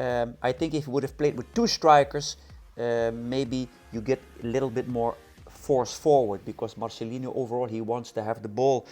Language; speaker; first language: English; non-native, fluent; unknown